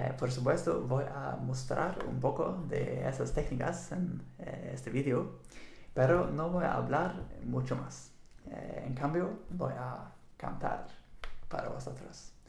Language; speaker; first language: Spanish; non-native, learner; Swedish